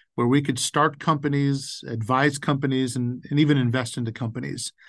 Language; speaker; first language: English; native; English